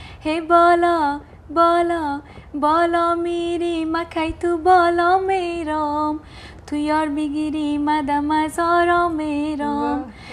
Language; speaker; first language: Persian; non-native, local second language; Turkmen